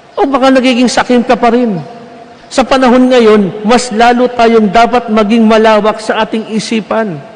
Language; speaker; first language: Filipino; native; Filipino